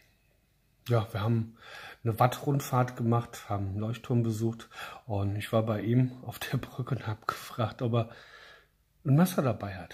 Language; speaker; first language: German; native; German